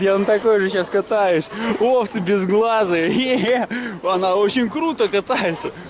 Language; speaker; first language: Russian; native; Russian